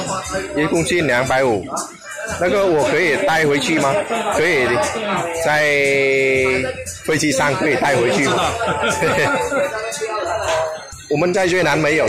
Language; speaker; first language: Chinese; non-native, fluent; Vietnamese